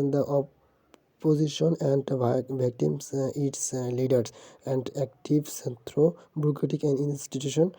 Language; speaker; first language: English; non-native, local second language; Bangla